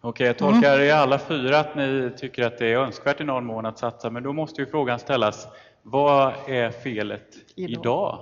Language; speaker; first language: Swedish; native; Swedish